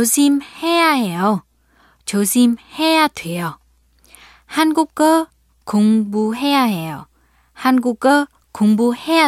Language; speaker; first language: Korean; non-native, fluent; Vietnamese